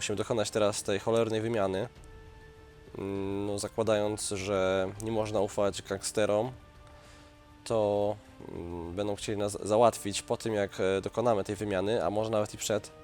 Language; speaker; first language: Polish; native; Polish